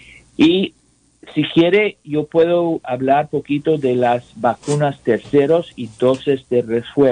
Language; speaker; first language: Spanish; non-native, learner; English